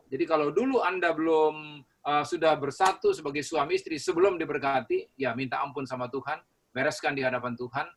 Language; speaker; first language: Indonesian; native; Indonesian